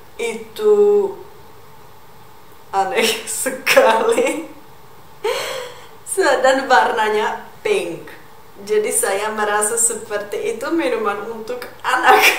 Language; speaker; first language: Indonesian; non-native, fluent; Czech